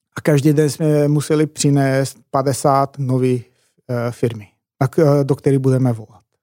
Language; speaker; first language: Czech; non-native, fluent; Macedonian